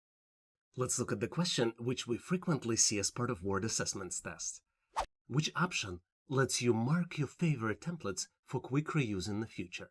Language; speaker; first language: English; non-native, fluent; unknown